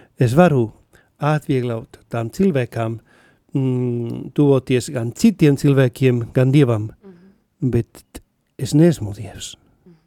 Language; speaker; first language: Latvian; non-native, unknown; Spanish